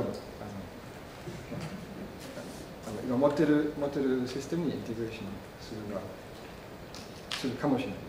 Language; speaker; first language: Japanese; non-native, fluent; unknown